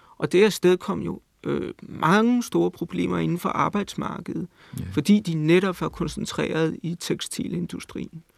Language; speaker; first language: Danish; native; Danish